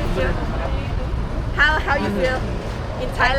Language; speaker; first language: English; non-native, learner; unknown